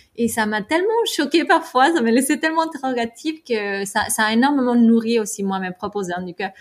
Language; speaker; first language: French; non-native, fluent; Spanish